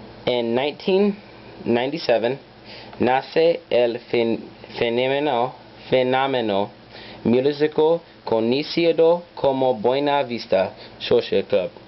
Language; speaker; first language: Spanish; non-native, learner; English